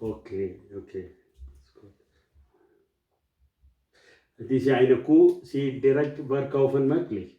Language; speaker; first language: German; non-native, learner; Tamil